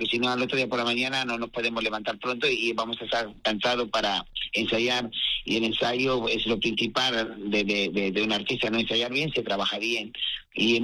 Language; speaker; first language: Spanish; native; Spanish